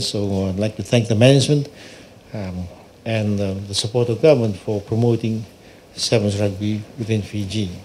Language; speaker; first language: English; non-native, local second language; Fijian